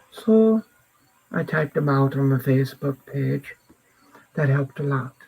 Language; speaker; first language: English; native; English